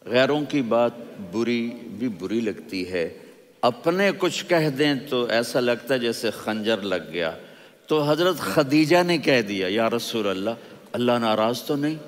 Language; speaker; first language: Urdu; non-native, local second language; Punjabi